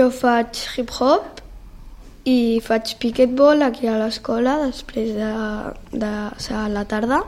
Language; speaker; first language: Catalan; non-native, local second language; Spanish